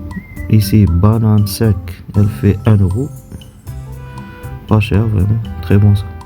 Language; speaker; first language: French; non-native, local second language; Arabic